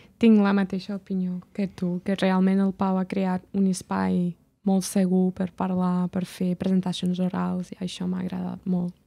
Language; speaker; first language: Catalan; non-native, fluent; French